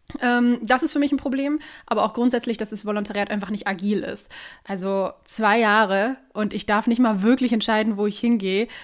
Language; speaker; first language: German; native; German